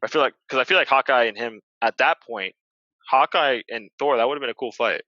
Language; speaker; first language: English; native; English